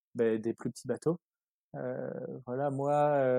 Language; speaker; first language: French; native; French